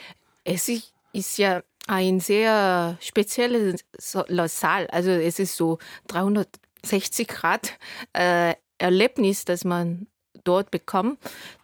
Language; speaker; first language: German; non-native, fluent; Korean